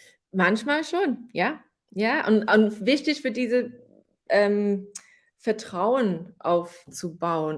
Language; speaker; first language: German; non-native, fluent; English